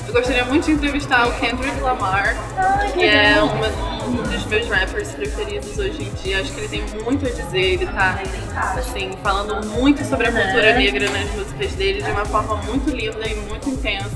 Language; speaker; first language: Portuguese; native; Portuguese